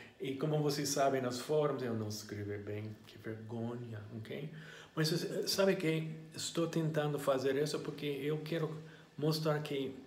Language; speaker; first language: Portuguese; non-native, learner; English